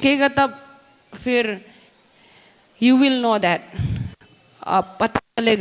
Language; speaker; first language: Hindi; non-native, local second language; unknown